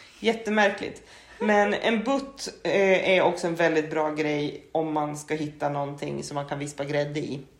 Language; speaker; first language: Swedish; native; Swedish